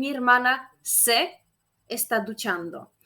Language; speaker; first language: Spanish; non-native, fluent; Polish